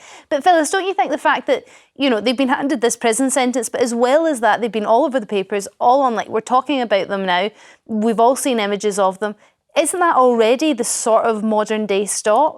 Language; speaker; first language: English; native; English